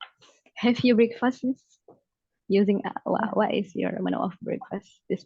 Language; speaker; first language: English; non-native, learner; Indonesian